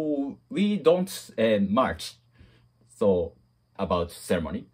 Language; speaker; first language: English; non-native, learner; Japanese